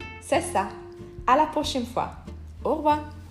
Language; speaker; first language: French; non-native, learner; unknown